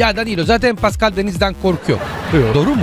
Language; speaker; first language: Turkish; non-native, learner; Italian